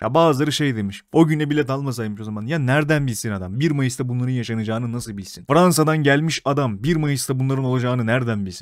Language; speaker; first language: Turkish; native; Turkish